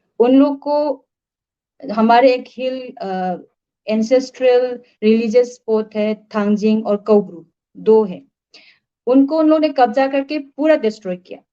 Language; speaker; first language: Hindi; non-native, local second language; Manipuri